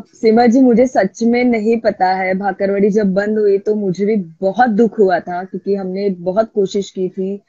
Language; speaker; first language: Hindi; non-native, local second language; Marathi